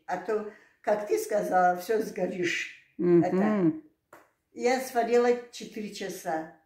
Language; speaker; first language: Russian; non-native, local second language; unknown